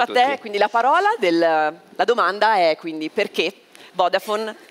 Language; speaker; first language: Italian; native; Italian